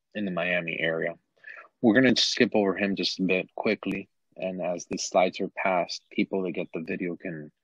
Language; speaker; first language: English; native; English